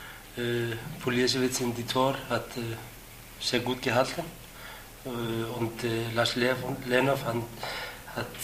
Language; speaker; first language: German; non-native, fluent; Icelandic